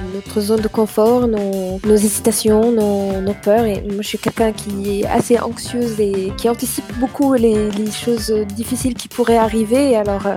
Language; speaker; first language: French; non-native, fluent; Swedish